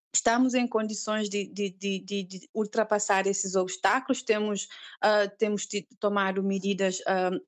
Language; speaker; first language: Portuguese; non-native, local second language; Kabuverdianu